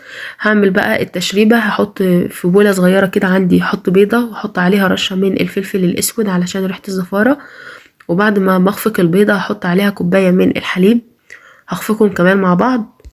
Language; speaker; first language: Arabic; native; Arabic